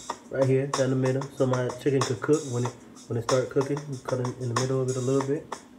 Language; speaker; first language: English; native; English